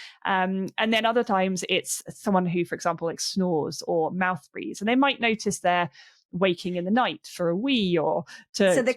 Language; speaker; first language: English; native; English